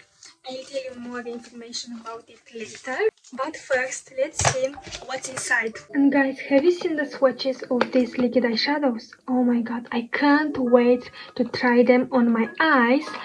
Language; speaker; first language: English; non-native, fluent; Romanian